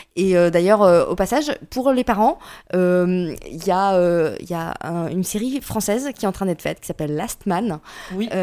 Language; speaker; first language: French; early bilingual, other home language; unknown